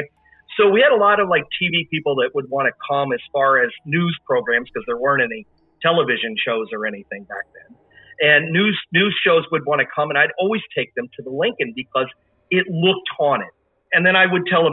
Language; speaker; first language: English; native; English